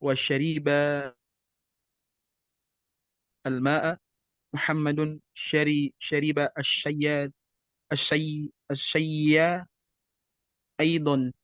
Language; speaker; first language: Arabic; non-native, learner; Indonesian